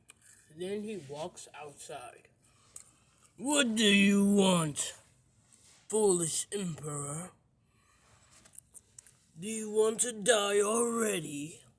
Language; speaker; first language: English; native; English